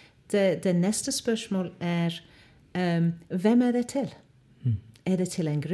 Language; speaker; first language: Norwegian; non-native, fluent; English